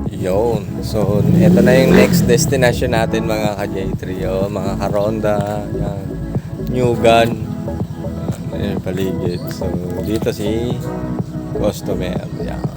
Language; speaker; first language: Filipino; native; Filipino